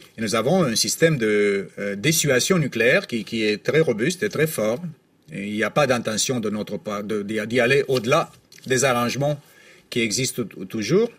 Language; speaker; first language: French; non-native, fluent; Romanian